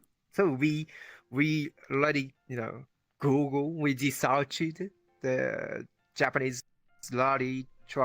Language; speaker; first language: English; non-native, learner; Japanese